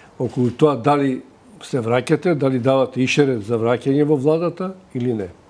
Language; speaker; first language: Macedonian; native; Macedonian